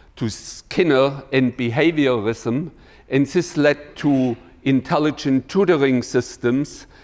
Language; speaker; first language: English; non-native, fluent; German